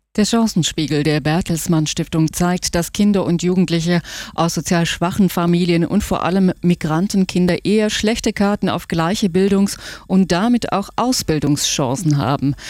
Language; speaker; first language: German; native; German